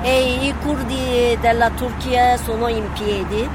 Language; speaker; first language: Italian; non-native, fluent; Turkish